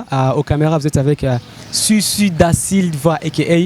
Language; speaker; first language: French; non-native, local second language; Rundi